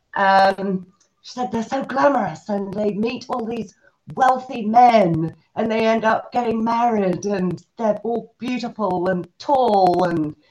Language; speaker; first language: English; native; English